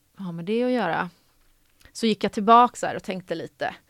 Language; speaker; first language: Swedish; native; Swedish